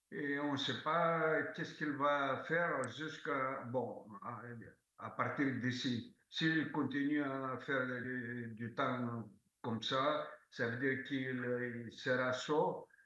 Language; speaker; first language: French; non-native, fluent; Greek